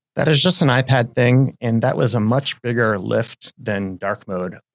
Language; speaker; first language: English; native; English